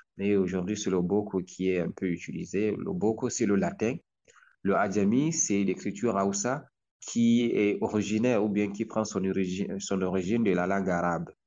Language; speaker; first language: French; non-native, local second language; Hausa